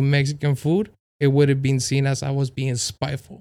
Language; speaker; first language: English; non-native, fluent; Spanish